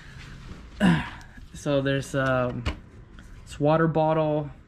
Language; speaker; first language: English; early bilingual, other home language; Vietnamese